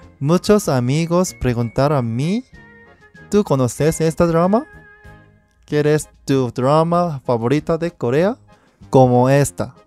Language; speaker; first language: Spanish; non-native, learner; Korean